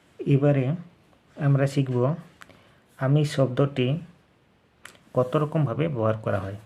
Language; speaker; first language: Bangla; non-native, local second language; Santali